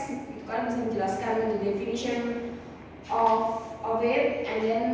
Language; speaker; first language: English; non-native, learner; Indonesian